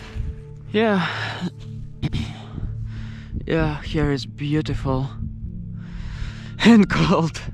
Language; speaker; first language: English; non-native, learner; Russian